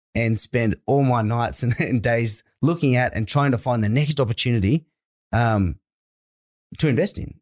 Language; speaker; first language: English; native; English